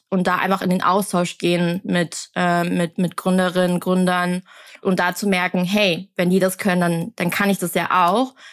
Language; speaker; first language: German; early bilingual, other home language; Vietnamese